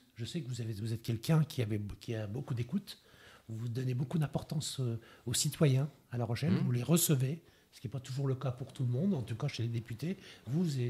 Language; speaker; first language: French; native; French